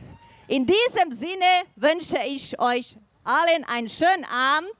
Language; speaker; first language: German; non-native, fluent; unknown